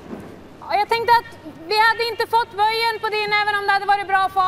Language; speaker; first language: Swedish; native; Swedish